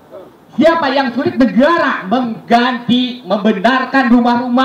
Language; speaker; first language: Indonesian; native; Indonesian